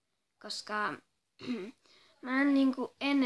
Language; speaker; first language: Finnish; native; Finnish